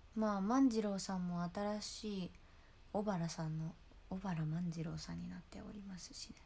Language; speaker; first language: Japanese; native; Japanese